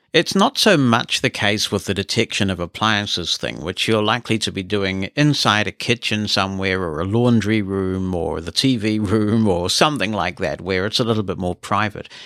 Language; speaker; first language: English; native; English